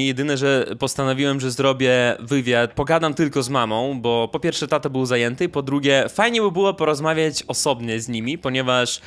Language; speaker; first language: Polish; non-native, fluent; Russian